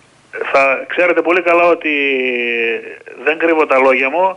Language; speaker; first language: Greek; native; Greek